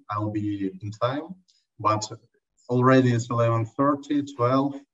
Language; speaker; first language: English; non-native, learner; Russian